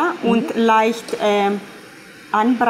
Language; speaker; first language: German; non-native, fluent; Italian